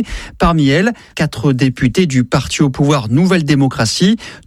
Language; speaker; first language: French; native; French